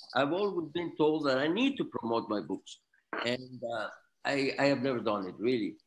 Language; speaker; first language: English; non-native, fluent; Spanish